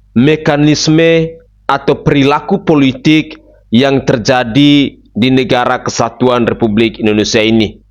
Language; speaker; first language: Indonesian; native; Indonesian